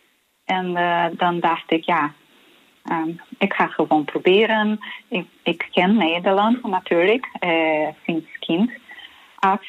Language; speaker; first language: Dutch; non-native, fluent; Portuguese